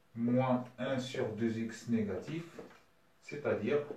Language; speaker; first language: French; non-native, local second language; Arabic